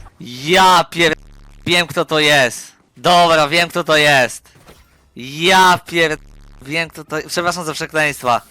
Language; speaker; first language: Polish; native; Polish